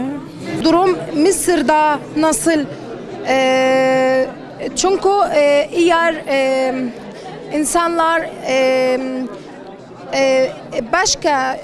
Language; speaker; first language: Turkish; non-native, learner; Arabic